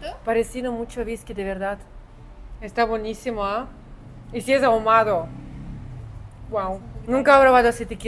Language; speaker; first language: Spanish; non-native, fluent; Russian